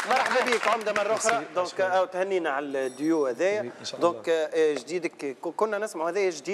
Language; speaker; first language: Arabic; native; Arabic